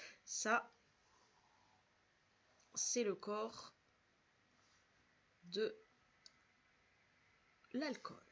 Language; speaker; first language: French; native; French